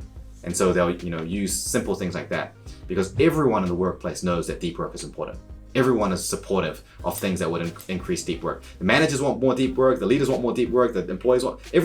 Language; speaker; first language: English; native; English